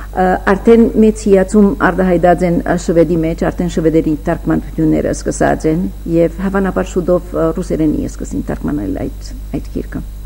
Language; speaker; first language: Armenian; early bilingual, heritage; Armenian